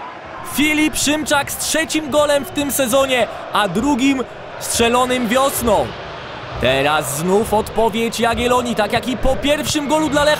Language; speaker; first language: Polish; native; Polish